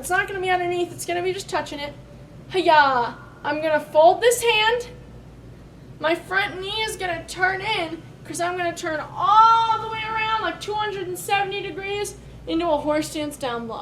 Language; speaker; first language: English; native; English